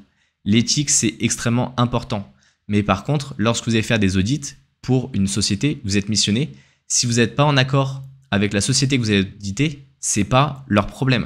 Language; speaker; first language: French; native; French